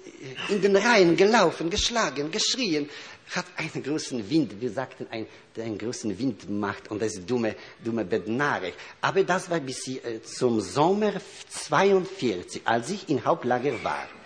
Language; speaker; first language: German; non-native, fluent; Polish